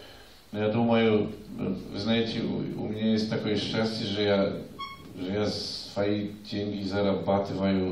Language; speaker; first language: Russian; non-native, fluent; Polish